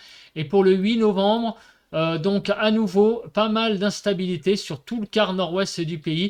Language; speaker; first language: French; native; French